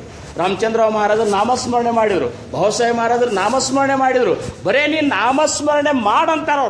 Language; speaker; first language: Kannada; native; Kannada